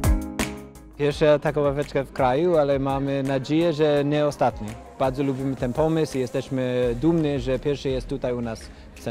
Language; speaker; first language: Polish; non-native, fluent; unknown